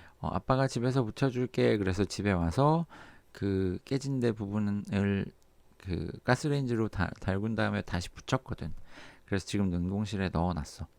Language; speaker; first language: Korean; native; Korean